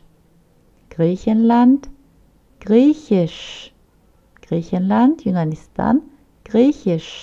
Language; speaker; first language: German; non-native, fluent; Turkish